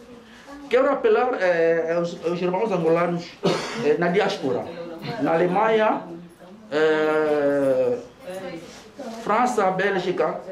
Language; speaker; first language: Portuguese; native; Portuguese